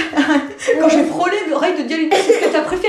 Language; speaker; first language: French; native; French